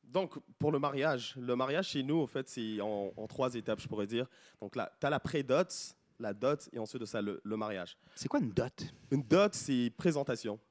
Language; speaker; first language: French; non-native, local second language; Lingala